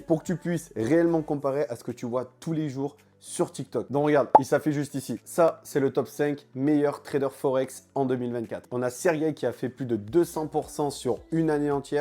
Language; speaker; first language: French; native; French